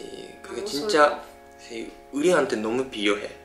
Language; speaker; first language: Korean; non-native, fluent; Japanese